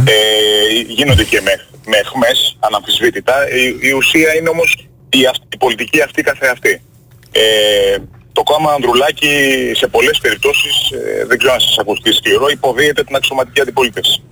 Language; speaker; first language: Greek; native; Greek